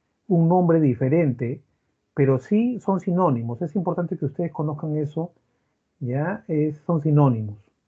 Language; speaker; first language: Spanish; native; Spanish